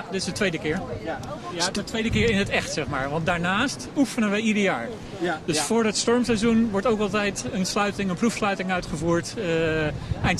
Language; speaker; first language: Dutch; native; Dutch